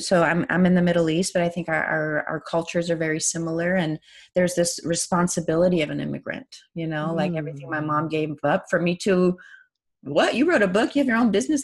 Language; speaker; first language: English; non-native, fluent; Persian